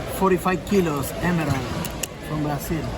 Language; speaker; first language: English; non-native, learner; Spanish